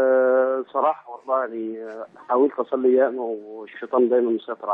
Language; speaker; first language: Arabic; native; Arabic